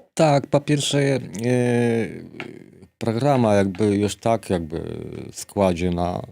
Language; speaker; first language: Polish; non-native, local second language; Belarusian